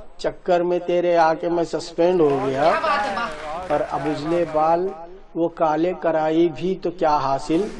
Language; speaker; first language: Urdu; native; Urdu